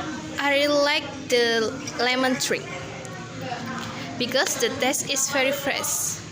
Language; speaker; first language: English; non-native, learner; Indonesian